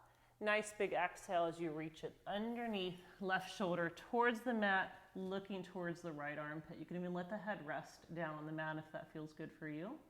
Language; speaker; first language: English; native; English